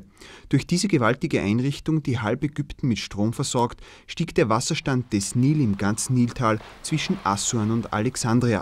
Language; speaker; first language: German; native; German